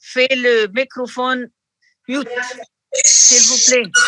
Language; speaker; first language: French; non-native, learner; Arabic